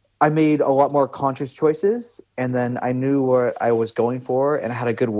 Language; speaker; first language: English; native; English